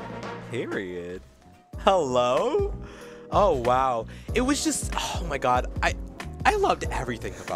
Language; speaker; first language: English; native; English